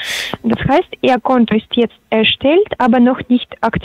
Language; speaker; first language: German; non-native, learner; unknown